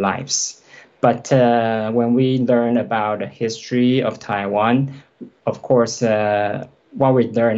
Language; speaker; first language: English; non-native, fluent; Chinese